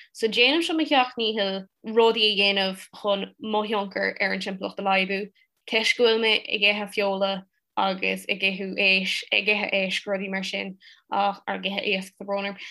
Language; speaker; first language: Irish; non-native, local second language; English